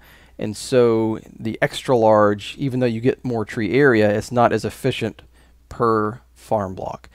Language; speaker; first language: English; native; English